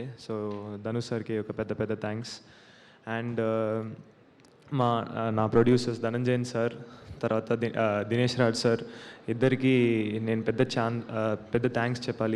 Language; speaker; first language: Telugu; non-native, learner; Tamil